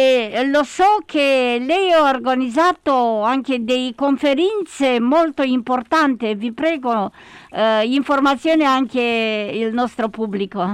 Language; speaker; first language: Italian; non-native, learner; Romanian